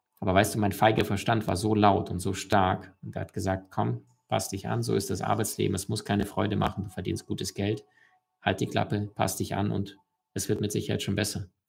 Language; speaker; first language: German; early bilingual, other home language; Russian